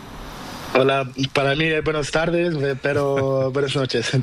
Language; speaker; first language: Spanish; non-native, learner; Portuguese